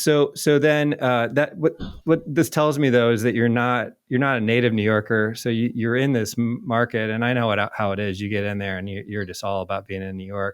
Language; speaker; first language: English; native; English